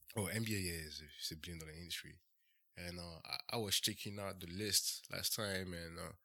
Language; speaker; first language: English; early bilingual, heritage; French